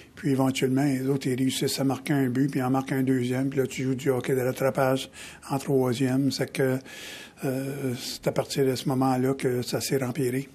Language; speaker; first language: French; native; French